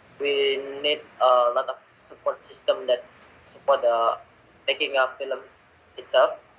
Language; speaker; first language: English; non-native, learner; Indonesian